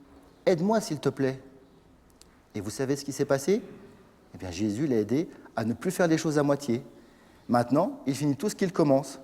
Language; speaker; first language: French; native; French